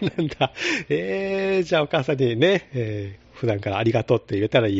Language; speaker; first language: Japanese; native; Japanese